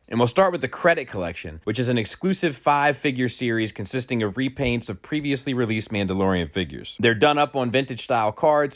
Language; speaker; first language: English; native; English